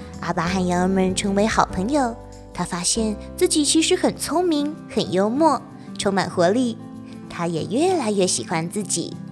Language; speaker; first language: Chinese; native; Chinese